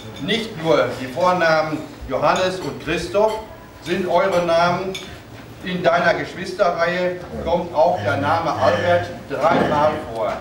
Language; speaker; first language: German; native; German